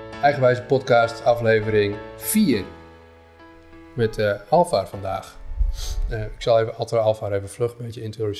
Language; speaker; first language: Dutch; native; Dutch